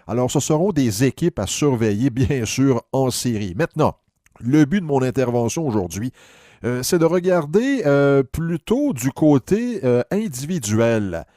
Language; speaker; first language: French; native; French